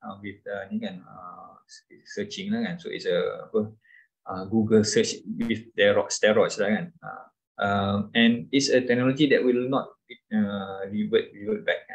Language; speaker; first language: English; non-native, local second language; Malay